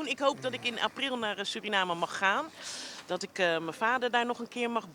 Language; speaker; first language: Dutch; native; Dutch